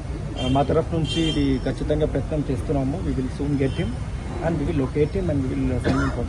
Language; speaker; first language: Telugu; non-native, local second language; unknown